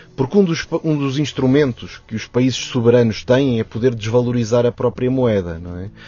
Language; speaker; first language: Portuguese; native; Portuguese